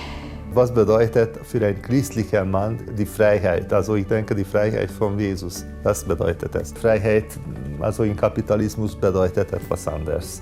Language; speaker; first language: German; non-native, fluent; Hungarian